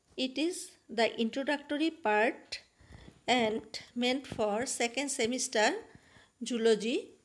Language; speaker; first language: English; non-native, local second language; Assamese